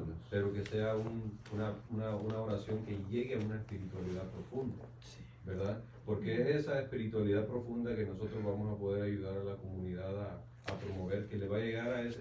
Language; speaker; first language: Spanish; native; Spanish